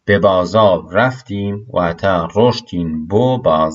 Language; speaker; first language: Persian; non-native, fluent; Central Kurdish